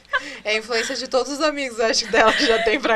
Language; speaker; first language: Portuguese; native; Portuguese